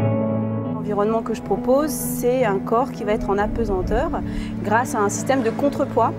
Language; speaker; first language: French; native; French